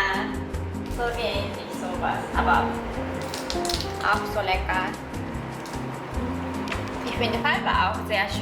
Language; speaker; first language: German; non-native, learner; Japanese